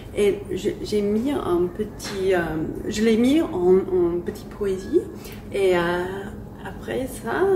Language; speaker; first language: French; non-native, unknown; English